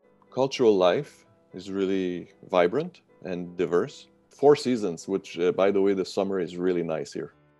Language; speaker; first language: English; non-native, fluent; French